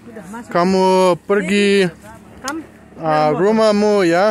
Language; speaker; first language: Indonesian; non-native, learner; English